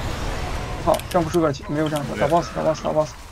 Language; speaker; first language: Chinese; native; Chinese